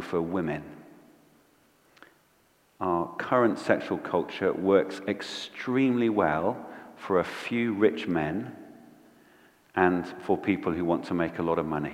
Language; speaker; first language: English; native; English